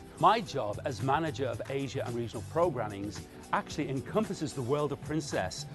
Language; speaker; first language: English; native; English